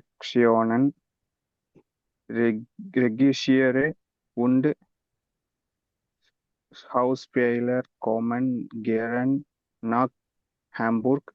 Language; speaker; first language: German; non-native, learner; Tamil